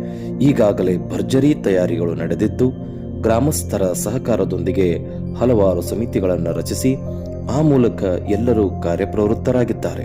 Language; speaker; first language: Kannada; native; Kannada